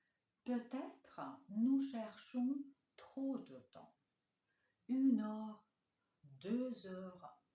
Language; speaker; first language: French; non-native, fluent; Russian